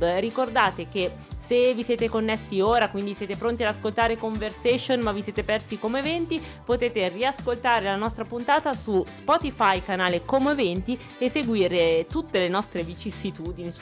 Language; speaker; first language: Italian; native; Italian